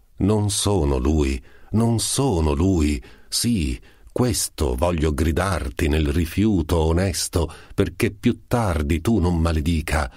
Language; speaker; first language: Italian; native; Italian